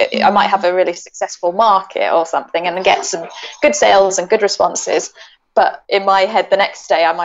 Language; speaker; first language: English; native; English